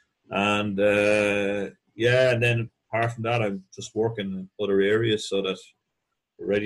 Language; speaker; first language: English; native; English